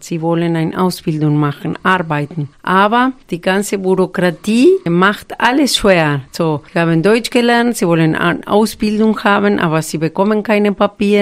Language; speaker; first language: German; non-native, fluent; Spanish